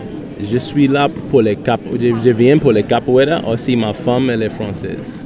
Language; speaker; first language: French; non-native, learner; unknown